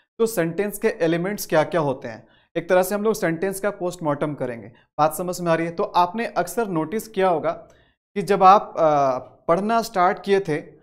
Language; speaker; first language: Hindi; native; Hindi